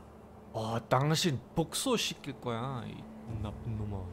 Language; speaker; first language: Korean; non-native, fluent; German